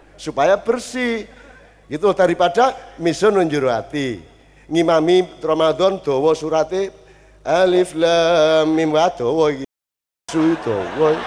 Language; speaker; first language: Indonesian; non-native, local second language; Javanese